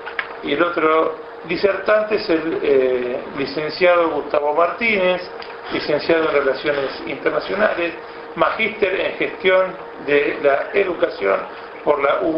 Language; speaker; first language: Spanish; native; Spanish